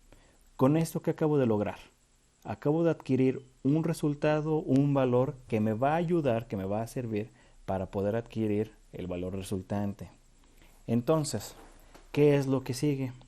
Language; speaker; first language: Spanish; native; Spanish